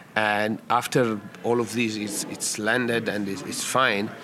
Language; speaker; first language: English; non-native, fluent; Italian